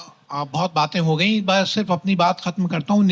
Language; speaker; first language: Urdu; native; Urdu